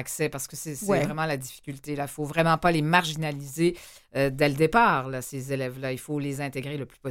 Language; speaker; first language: French; native; French